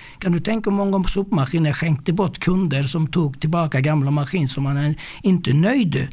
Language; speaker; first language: Swedish; non-native, fluent; Turkish